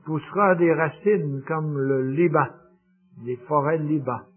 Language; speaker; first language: French; native; French